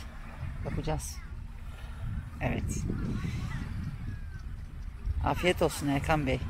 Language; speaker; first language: Turkish; early bilingual, heritage; Turkish